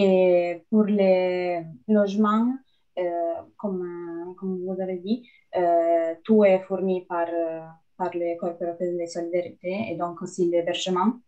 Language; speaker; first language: French; non-native, fluent; Italian